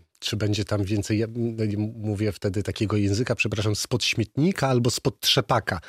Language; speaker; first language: Polish; native; Polish